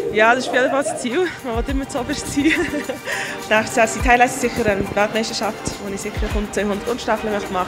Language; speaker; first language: German; native; German